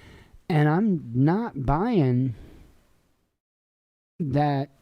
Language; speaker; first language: English; native; English